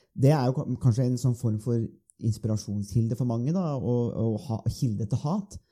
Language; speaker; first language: Norwegian; native; Norwegian